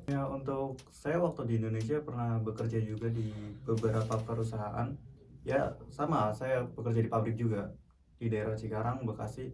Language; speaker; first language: Indonesian; native; Indonesian